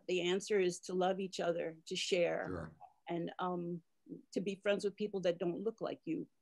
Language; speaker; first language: English; native; English